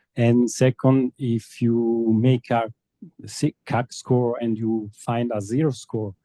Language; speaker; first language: English; non-native, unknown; Italian